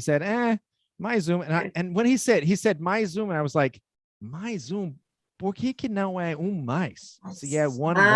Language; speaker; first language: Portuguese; non-native, fluent; English